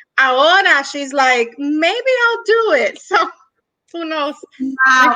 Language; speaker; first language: Spanish; early bilingual, heritage; Spanish